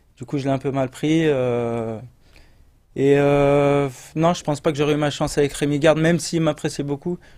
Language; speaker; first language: French; native; French